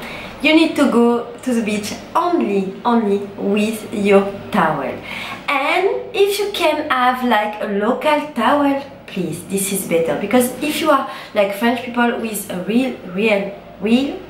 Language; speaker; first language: English; non-native, learner; French